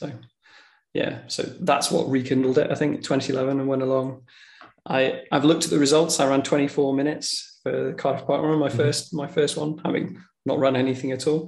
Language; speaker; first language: English; native; English